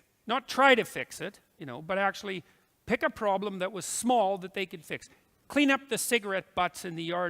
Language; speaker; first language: English; native; English